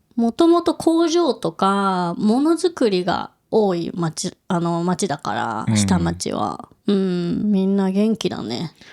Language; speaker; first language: Japanese; native; Japanese